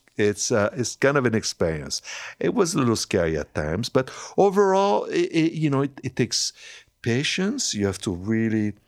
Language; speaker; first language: English; non-native, fluent; French